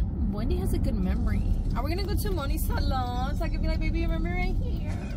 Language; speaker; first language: English; early bilingual, other home language; Spanish